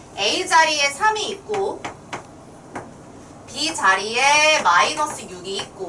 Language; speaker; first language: Korean; native; Korean